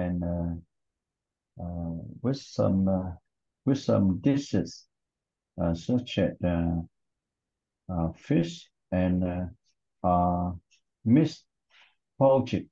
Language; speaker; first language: English; non-native, learner; Vietnamese